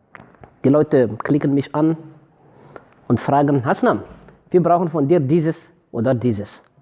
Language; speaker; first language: German; non-native, fluent; Malagasy